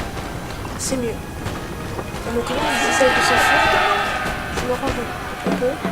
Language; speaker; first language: French; native; French